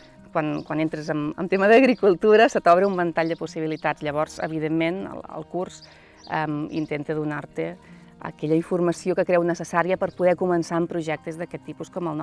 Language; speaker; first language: Catalan; native; Catalan